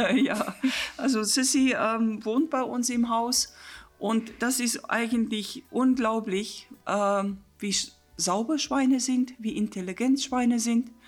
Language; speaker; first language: German; non-native, fluent; Afrikaans